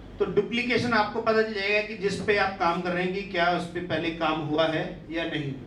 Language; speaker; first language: Hindi; native; Hindi